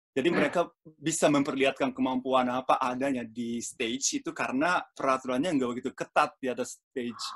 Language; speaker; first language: Indonesian; non-native, fluent; Japanese